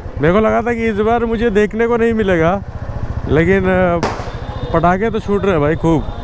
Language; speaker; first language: Hindi; native; Hindi